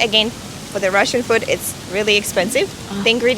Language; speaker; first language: English; non-native, fluent; Russian